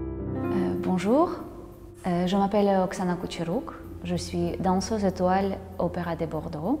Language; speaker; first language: French; non-native, learner; Russian